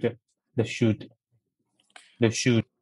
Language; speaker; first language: French; non-native, learner; Chinese